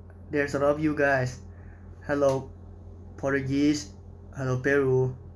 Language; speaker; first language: English; non-native, fluent; Thai